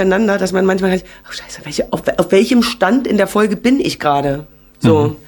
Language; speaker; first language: German; native; German